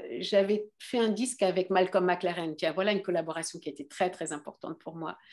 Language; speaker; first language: French; early bilingual, other home language; Arabic